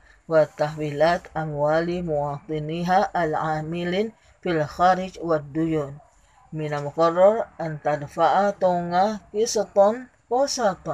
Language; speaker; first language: Arabic; non-native, fluent; Indonesian